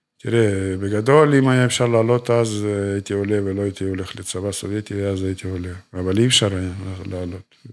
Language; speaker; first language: Hebrew; non-native, fluent; Russian